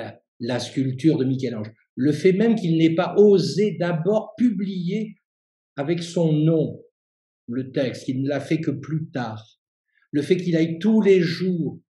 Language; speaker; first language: French; native; French